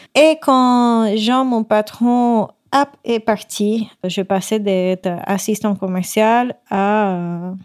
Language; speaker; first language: French; non-native, fluent; Spanish